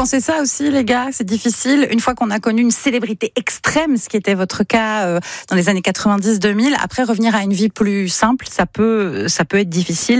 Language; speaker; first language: French; native; French